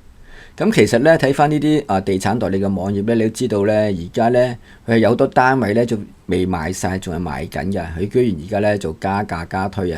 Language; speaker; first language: Cantonese; native; Cantonese